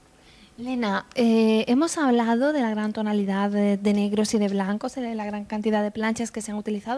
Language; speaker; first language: Spanish; native; Spanish